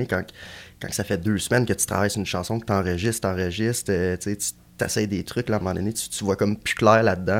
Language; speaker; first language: French; native; French